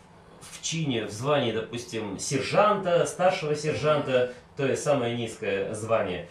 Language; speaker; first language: Russian; native; Russian